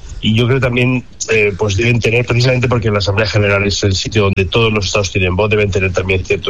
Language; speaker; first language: Spanish; native; Spanish